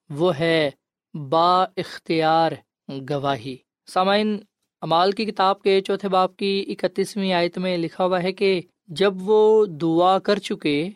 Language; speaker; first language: Urdu; non-native, local second language; Punjabi